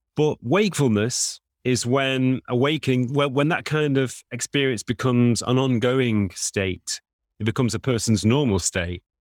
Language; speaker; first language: English; native; English